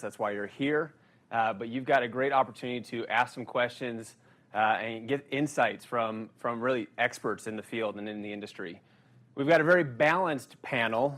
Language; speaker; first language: English; native; English